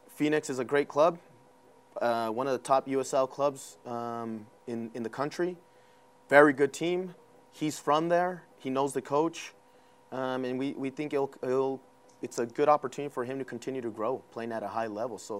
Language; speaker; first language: English; early bilingual, other home language; Spanish